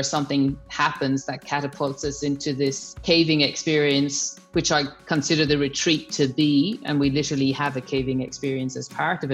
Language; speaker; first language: English; native; English